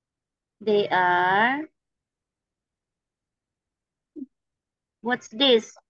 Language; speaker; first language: English; non-native, fluent; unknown